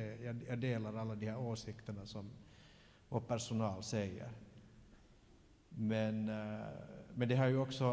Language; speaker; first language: Swedish; native; Swedish